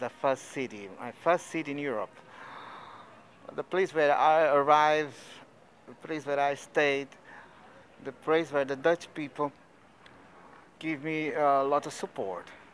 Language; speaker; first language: English; non-native, fluent; Portuguese